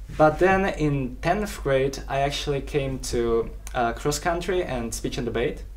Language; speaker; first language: English; non-native, fluent; Czech